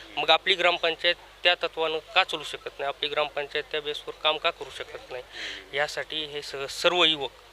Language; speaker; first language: Marathi; native; Marathi